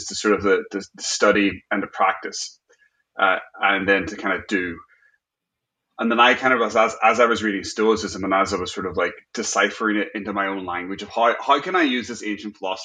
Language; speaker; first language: English; native; English